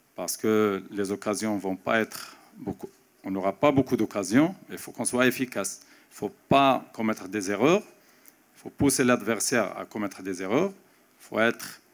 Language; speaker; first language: French; non-native, local second language; Arabic